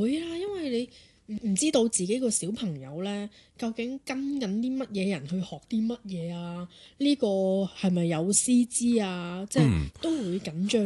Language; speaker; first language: Cantonese; native; Cantonese